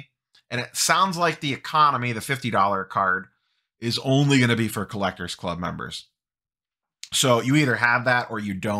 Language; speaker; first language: English; native; English